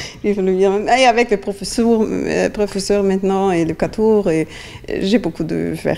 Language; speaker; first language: French; non-native, learner; German